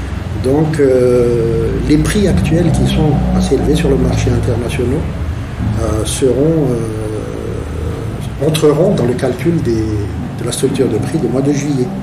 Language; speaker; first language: French; non-native, local second language; Malagasy